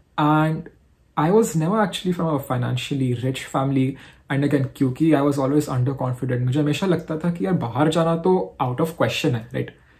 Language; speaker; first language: English; non-native, local second language; Hindi